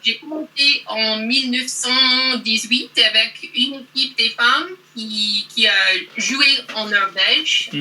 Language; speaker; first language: French; non-native, learner; English